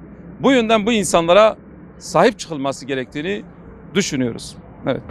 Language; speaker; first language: Turkish; non-native, local second language; Kurdish